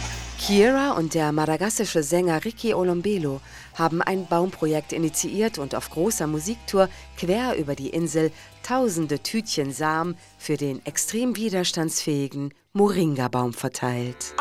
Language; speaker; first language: German; native; German